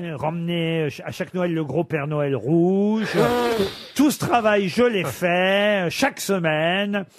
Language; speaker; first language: French; native; French